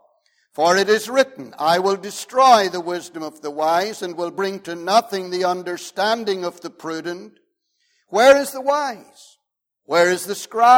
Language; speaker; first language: English; native; English